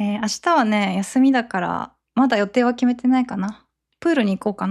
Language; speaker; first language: Japanese; native; Japanese